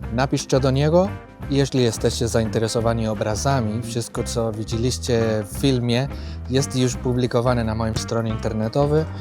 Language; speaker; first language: Polish; non-native, fluent; Spanish